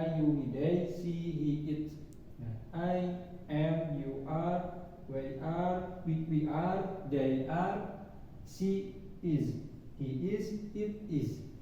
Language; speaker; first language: English; non-native, learner; Sundanese